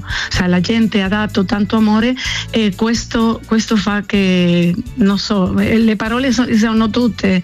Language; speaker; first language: Italian; non-native, fluent; Spanish